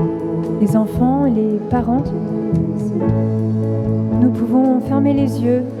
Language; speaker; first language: French; native; French